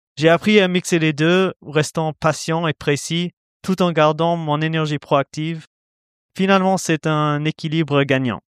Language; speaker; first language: French; non-native, fluent; English